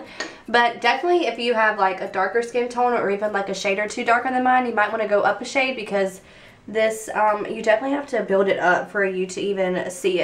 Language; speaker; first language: English; native; English